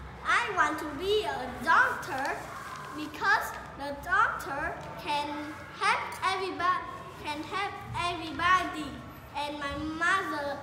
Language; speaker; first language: English; non-native, learner; Vietnamese